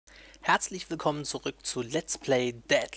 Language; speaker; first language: German; native; German